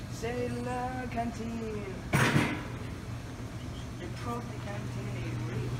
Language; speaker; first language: French; non-native, learner; English